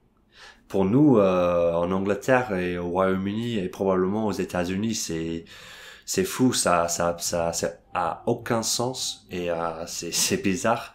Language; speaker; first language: French; non-native, fluent; English